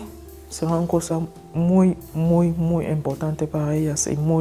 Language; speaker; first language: Spanish; non-native, fluent; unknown